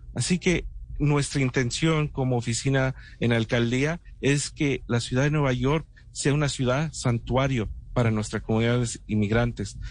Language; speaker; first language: Spanish; early bilingual, heritage; Spanish